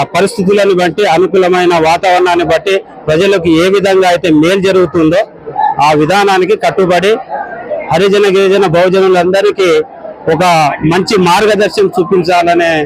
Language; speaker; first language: Telugu; non-native, local second language; Lambadi